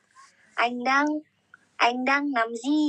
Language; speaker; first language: Vietnamese; non-native, learner; Indonesian